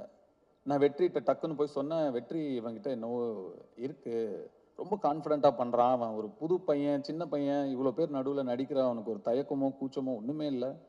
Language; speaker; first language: Tamil; native; Tamil